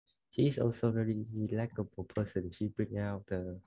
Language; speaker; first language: English; non-native, learner; Vietnamese